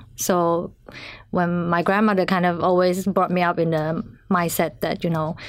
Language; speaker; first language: English; non-native, local second language; Chinese